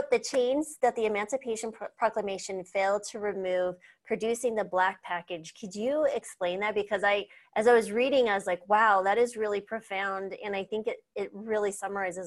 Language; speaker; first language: English; native; English